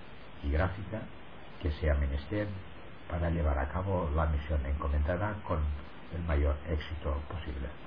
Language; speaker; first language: Spanish; native; Spanish